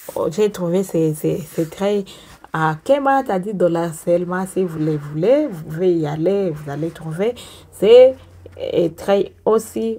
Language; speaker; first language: French; non-native, local second language; Swahili